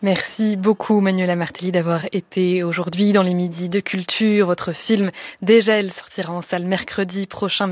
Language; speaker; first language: French; native; French